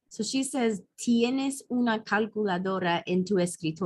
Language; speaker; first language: Spanish; non-native, fluent; English